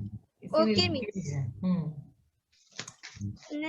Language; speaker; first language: English; non-native, learner; Hindi